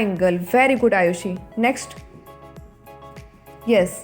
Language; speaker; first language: English; non-native, local second language; Hindi